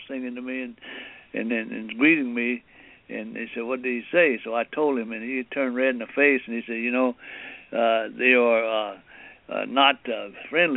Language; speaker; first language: English; early bilingual, other home language; Cantonese